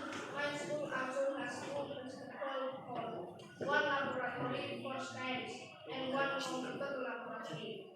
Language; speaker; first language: English; non-native, learner; Indonesian